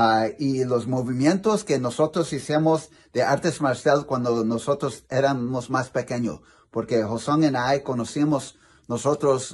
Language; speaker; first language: Spanish; non-native, learner; English